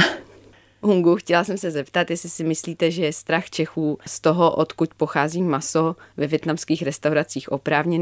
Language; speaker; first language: Czech; native; Czech